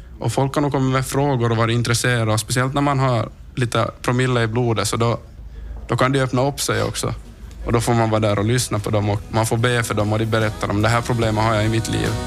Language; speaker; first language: Swedish; native; Swedish